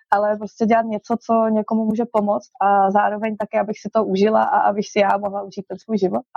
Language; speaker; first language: Czech; native; Czech